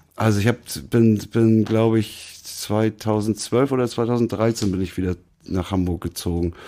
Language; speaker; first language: German; native; German